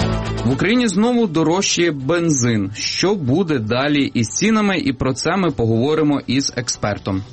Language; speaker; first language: Ukrainian; native; Ukrainian